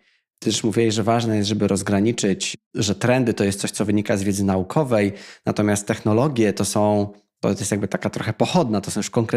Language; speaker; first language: Polish; native; Polish